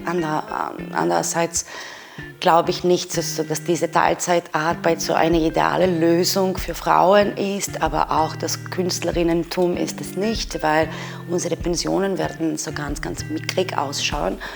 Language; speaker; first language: German; non-native, fluent; Serbian